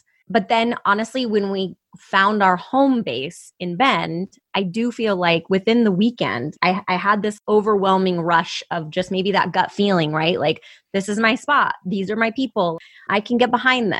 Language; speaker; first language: English; native; English